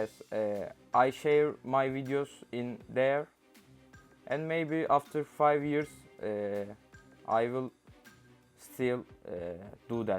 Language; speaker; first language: English; non-native, learner; Turkish